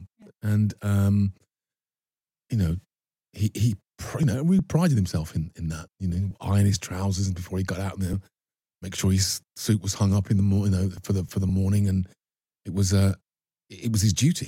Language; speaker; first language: English; native; English